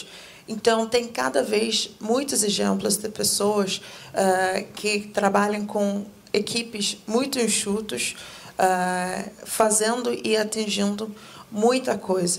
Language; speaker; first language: Portuguese; non-native, fluent; English